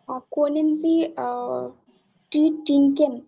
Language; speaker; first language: German; non-native, learner; Bangla